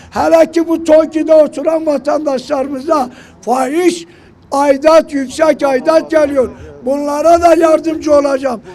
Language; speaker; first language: Turkish; native; Turkish